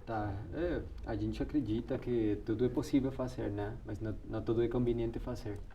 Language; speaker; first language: Portuguese; non-native, fluent; Spanish